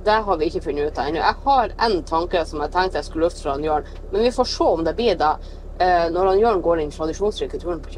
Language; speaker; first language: Norwegian; native; Norwegian